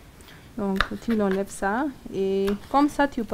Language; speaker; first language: French; non-native, learner; Hindi